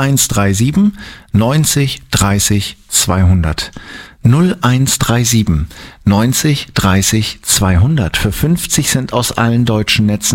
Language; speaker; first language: German; native; German